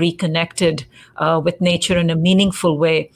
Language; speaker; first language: English; native; English